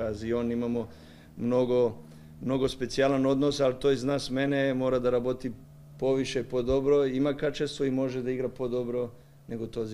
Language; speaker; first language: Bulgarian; non-native, learner; Serbian